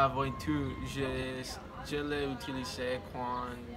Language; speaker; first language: French; non-native, learner; English